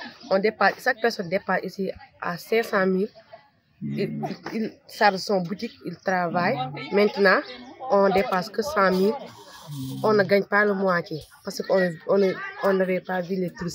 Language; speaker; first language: French; non-native, learner; Wolof